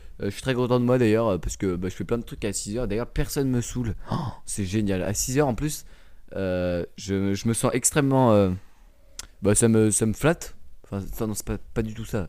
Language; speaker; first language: French; native; French